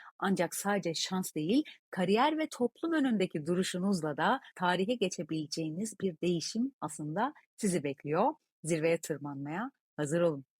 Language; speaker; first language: Turkish; native; Turkish